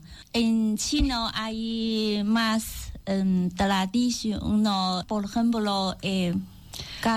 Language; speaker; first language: Spanish; non-native, learner; Chinese